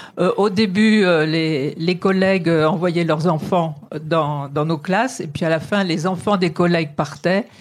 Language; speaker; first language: French; native; French